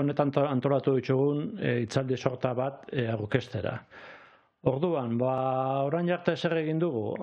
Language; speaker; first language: Basque; native; Basque